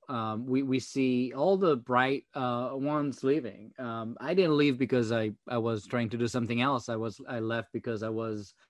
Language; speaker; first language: English; non-native, fluent; French